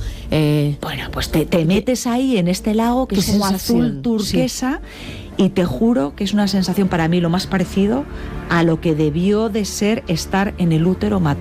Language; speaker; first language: Spanish; native; Spanish